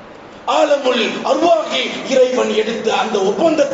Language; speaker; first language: Tamil; native; Tamil